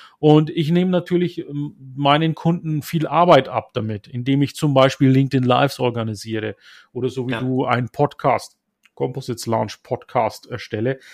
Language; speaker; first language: German; early bilingual, other home language; Turkish